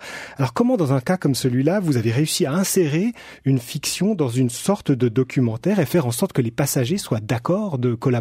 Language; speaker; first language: French; native; French